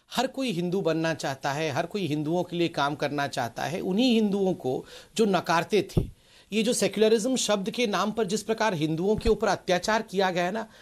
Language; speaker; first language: Hindi; non-native, local second language; Odia